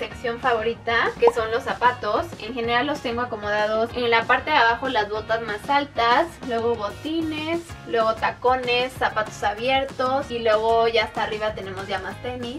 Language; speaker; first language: Spanish; native; Spanish